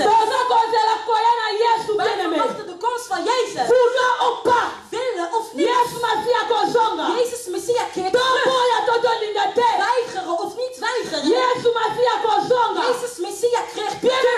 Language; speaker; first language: Dutch; non-native, learner; French